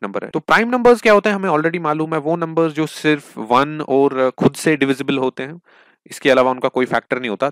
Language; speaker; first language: Hindi; non-native, local second language; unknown